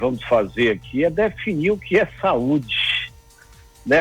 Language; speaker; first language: Portuguese; native; Portuguese